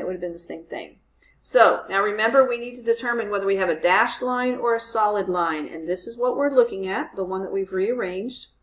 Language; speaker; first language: English; native; English